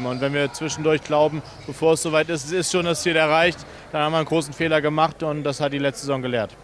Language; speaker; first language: German; native; German